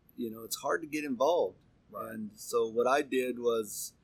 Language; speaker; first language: English; native; English